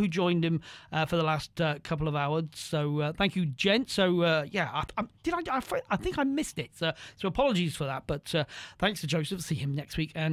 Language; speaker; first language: English; native; English